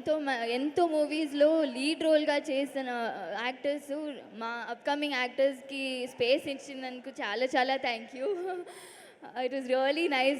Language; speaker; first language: Telugu; non-native, learner; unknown